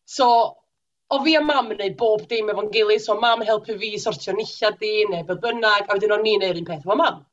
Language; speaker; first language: Welsh; native; Welsh